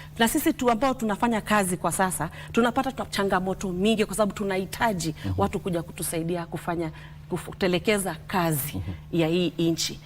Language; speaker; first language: Swahili; native; Swahili